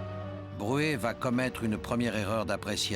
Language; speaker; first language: French; native; French